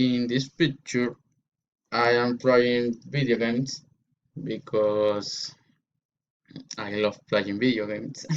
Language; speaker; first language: English; non-native, learner; Spanish